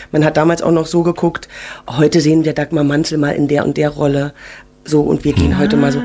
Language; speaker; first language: German; native; German